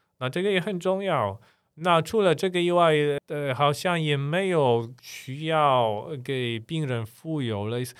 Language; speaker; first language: Chinese; non-native, fluent; Polish